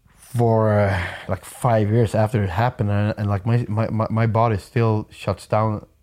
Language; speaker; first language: English; non-native, fluent; Swedish